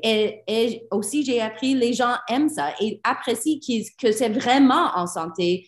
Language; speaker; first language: French; non-native, learner; English